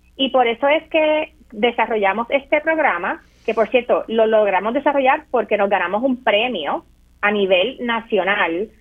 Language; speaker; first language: Spanish; native; Spanish